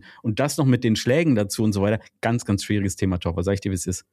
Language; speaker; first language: German; native; German